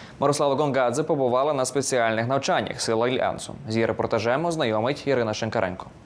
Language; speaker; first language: Ukrainian; native; Ukrainian